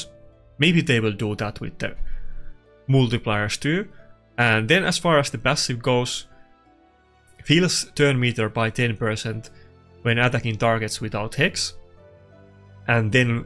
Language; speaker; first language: English; non-native, fluent; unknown